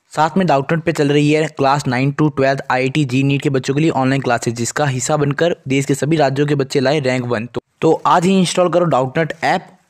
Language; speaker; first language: Hindi; native; Hindi